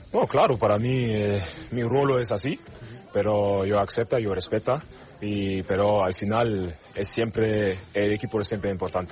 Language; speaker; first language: Spanish; non-native, learner; German